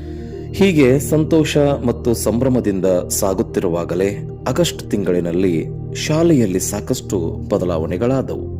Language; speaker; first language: Kannada; native; Kannada